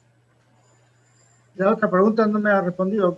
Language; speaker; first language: Spanish; native; Spanish